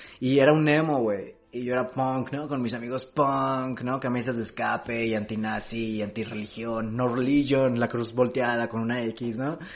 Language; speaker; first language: Spanish; native; Spanish